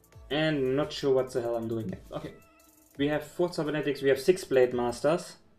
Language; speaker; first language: English; non-native, fluent; German